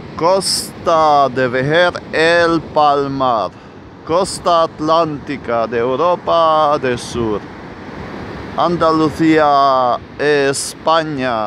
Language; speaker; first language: Spanish; non-native, fluent; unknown